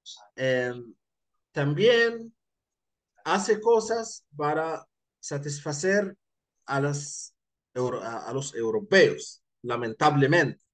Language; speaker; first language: Spanish; non-native, fluent; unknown